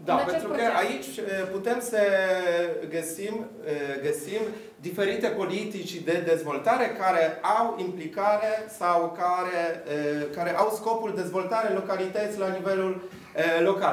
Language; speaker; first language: Romanian; non-native, fluent; Polish